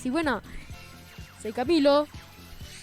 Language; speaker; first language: Spanish; native; Spanish